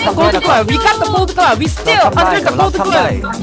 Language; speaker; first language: English; non-native, learner; Korean